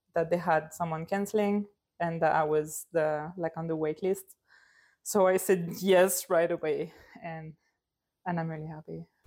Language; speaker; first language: English; non-native, fluent; French